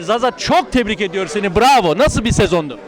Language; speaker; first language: Turkish; native; Turkish